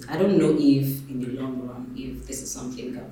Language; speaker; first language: English; non-native, local second language; Yoruba